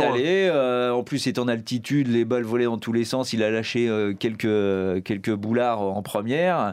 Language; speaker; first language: French; native; French